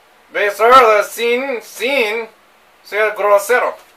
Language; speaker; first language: Spanish; non-native, learner; English